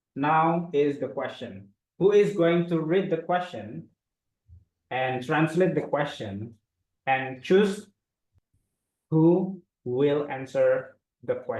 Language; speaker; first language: English; non-native, fluent; Indonesian